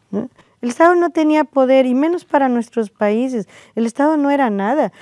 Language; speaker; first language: Spanish; native; Spanish